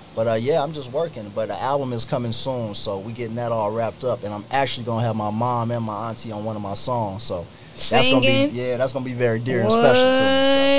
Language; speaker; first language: English; native; English